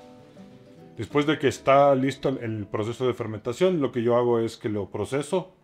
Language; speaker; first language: Spanish; native; Spanish